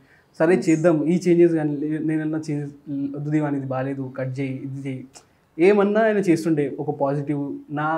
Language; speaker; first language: Telugu; non-native, local second language; Hindi